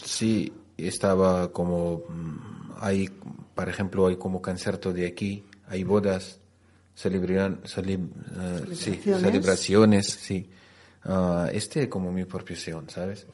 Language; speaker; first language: Spanish; non-native, learner; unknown